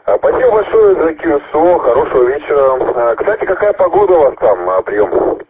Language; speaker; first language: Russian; native; Russian